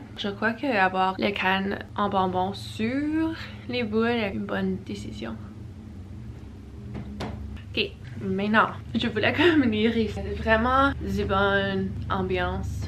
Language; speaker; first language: French; early bilingual, heritage; English